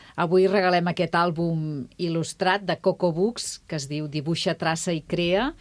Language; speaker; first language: Catalan; native; Catalan